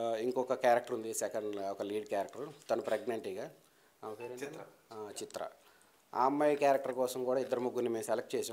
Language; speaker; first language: Telugu; native; Telugu